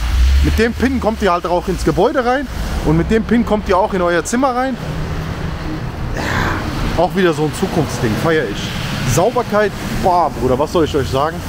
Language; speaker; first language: German; native; German